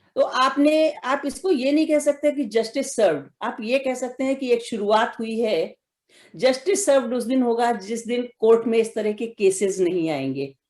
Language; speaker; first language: Hindi; native; Hindi